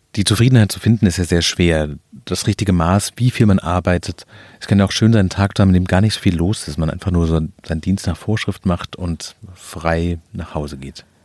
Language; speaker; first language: German; native; German